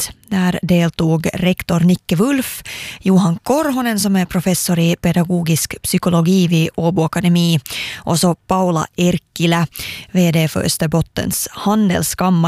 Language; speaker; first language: Swedish; native; Swedish